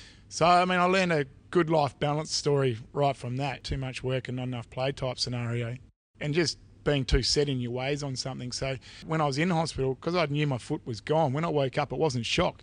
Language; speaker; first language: English; native; English